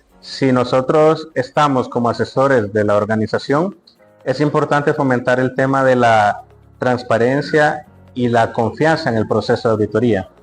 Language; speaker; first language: Spanish; native; Spanish